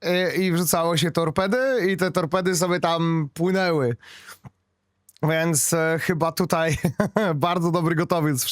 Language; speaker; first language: Polish; native; Polish